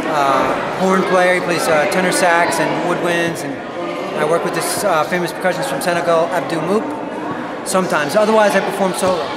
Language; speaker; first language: English; native; English